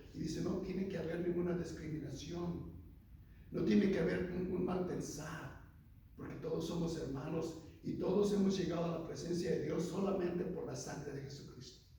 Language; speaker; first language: Spanish; native; Spanish